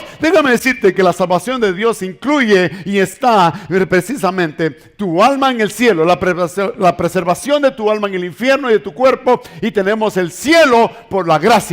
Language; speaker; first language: Spanish; native; Spanish